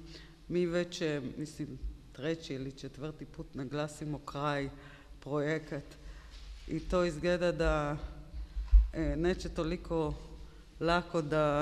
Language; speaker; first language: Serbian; non-native, learner; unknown